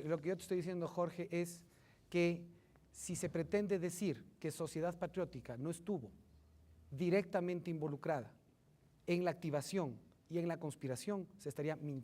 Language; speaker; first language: Spanish; native; Spanish